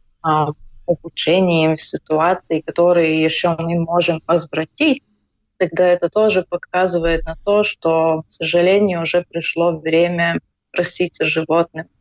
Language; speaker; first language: Russian; non-native, local second language; Latvian